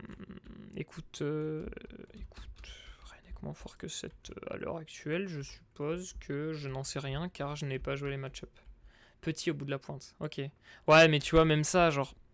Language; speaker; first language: French; native; French